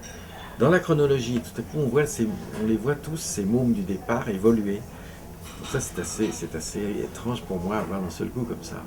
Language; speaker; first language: French; native; French